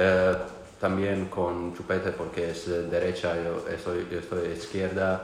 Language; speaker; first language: Spanish; non-native, learner; Croatian